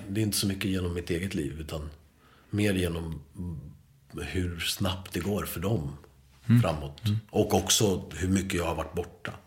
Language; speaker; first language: Swedish; early bilingual, other home language; Spanish